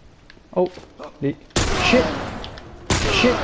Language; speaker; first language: French; native; French